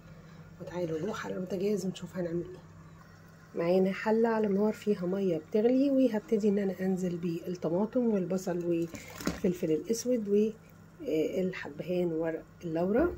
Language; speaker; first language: Arabic; native; Arabic